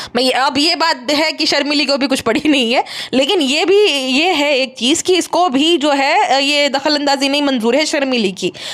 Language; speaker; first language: Hindi; native; Hindi